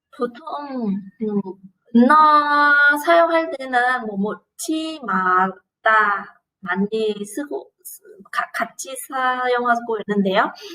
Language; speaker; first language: Korean; non-native, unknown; Vietnamese